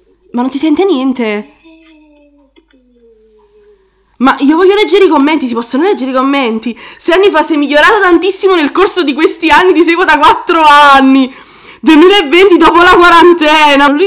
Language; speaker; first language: Italian; native; Italian